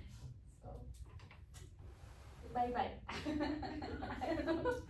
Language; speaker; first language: English; non-native, learner; Spanish